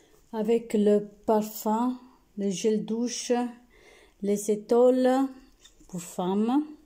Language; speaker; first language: French; non-native, fluent; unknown